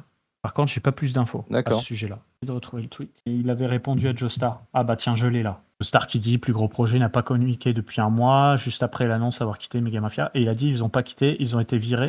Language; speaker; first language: French; native; French